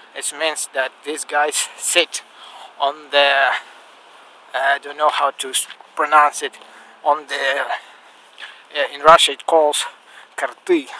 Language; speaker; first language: English; non-native, learner; Russian